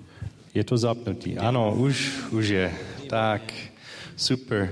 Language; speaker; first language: Czech; non-native, learner; English